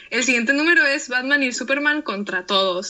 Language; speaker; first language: Spanish; native; Spanish